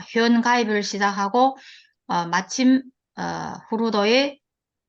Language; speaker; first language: Korean; early bilingual, heritage; Korean